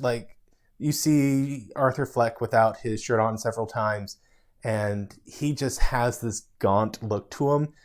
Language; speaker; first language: English; native; English